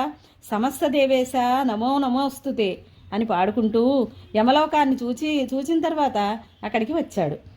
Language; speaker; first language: Telugu; native; Telugu